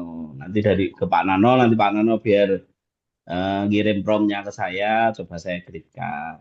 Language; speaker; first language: Indonesian; native; Indonesian